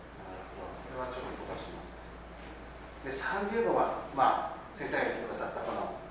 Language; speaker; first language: Japanese; native; Japanese